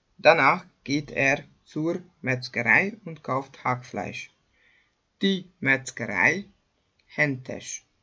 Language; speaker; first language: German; non-native, fluent; Hungarian